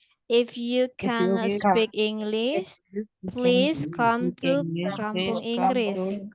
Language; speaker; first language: English; non-native, learner; Indonesian